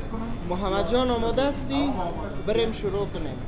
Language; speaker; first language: Persian; native; Persian